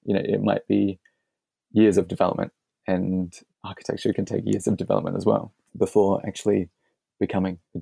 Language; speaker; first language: English; native; English